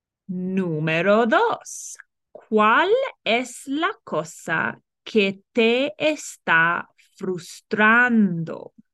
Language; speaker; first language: Spanish; non-native, fluent; English